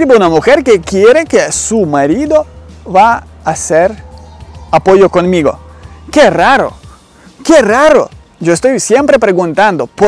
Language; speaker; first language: Spanish; non-native, learner; Ukrainian